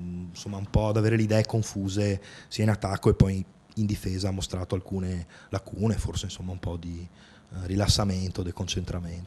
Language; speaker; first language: Italian; native; Italian